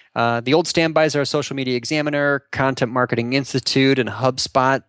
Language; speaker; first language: English; native; English